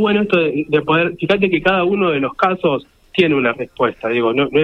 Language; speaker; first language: Spanish; native; Spanish